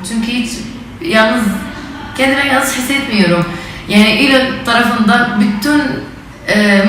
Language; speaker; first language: Turkish; non-native, local second language; Arabic